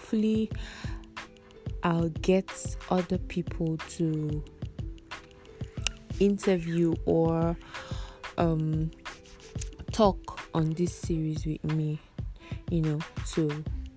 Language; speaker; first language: English; non-native, local second language; Igbo